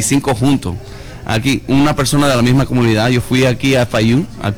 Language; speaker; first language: Spanish; early bilingual, heritage; Spanish